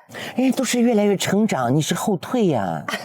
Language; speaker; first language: Chinese; native; Chinese